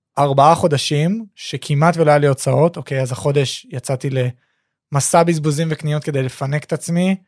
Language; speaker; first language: Hebrew; native; Hebrew